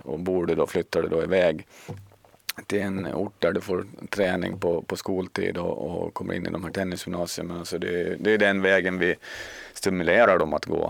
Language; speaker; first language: Swedish; native; Swedish